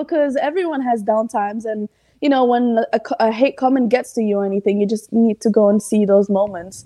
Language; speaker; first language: English; non-native, fluent; Italian